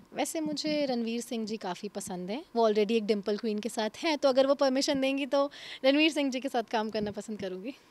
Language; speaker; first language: Hindi; native; Hindi